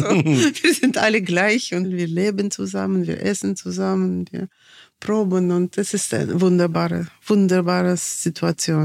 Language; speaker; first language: German; non-native, fluent; Russian